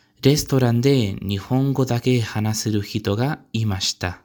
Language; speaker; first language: Japanese; non-native, learner; Spanish